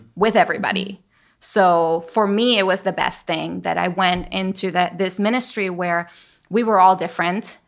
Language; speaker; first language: English; non-native, fluent; Spanish